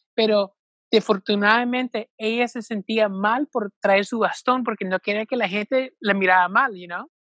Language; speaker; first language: Spanish; early bilingual, heritage; Spanish